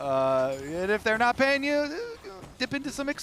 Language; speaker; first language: English; native; English